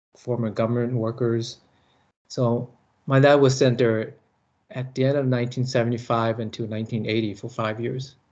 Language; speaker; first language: English; early bilingual, other home language; Lao